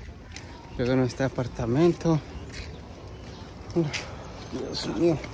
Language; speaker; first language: Spanish; non-native, learner; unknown